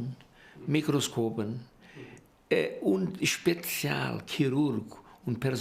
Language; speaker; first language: German; early bilingual, heritage; Portuguese